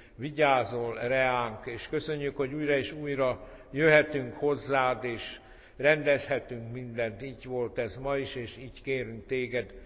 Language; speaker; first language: Hungarian; native; Hungarian